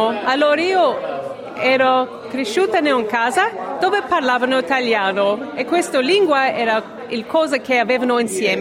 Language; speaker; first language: Italian; early bilingual, heritage; Italian